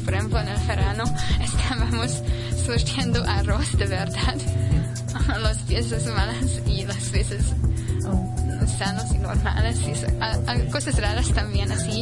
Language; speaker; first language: Spanish; non-native, fluent; Hungarian